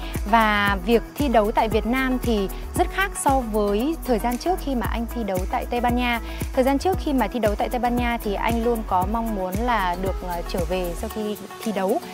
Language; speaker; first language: Vietnamese; native; Vietnamese